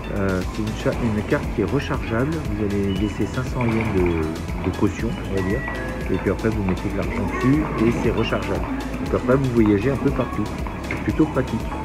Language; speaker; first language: French; native; French